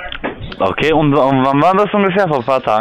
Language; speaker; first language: German; native; German